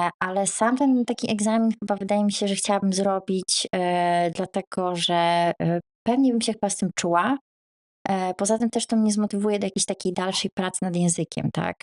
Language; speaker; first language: Polish; native; Polish